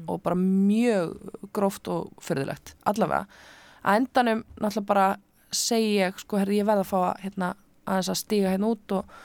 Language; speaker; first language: Icelandic; native; Icelandic